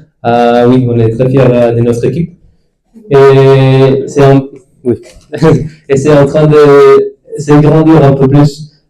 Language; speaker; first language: French; non-native, learner; Spanish